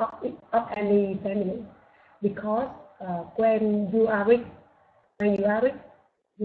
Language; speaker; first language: English; non-native, learner; Vietnamese